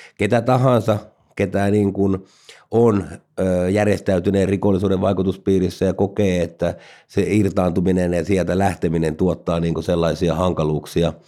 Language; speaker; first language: Finnish; native; Finnish